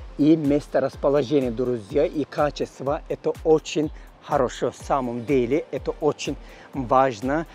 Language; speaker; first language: Russian; non-native, learner; Turkish